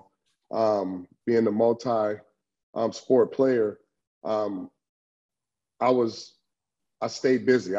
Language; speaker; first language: English; native; English